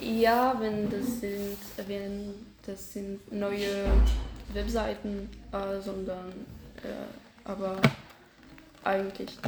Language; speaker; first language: German; non-native, learner; French